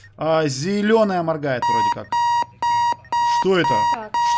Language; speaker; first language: Russian; native; Russian